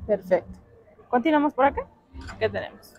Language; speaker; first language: Spanish; native; Spanish